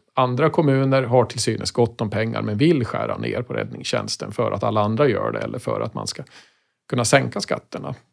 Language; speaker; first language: Swedish; native; Swedish